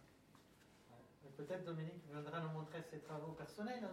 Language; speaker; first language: French; native; French